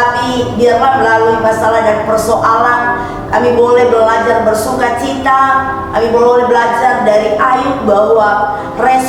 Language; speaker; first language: Indonesian; native; Indonesian